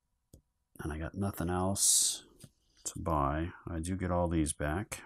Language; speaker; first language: English; native; English